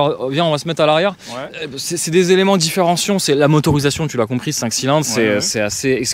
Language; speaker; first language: French; native; French